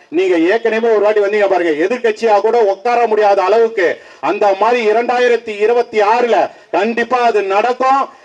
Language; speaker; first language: Tamil; native; Tamil